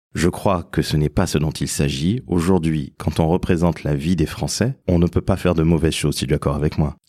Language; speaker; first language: French; native; French